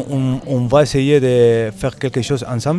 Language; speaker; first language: French; non-native, learner; Spanish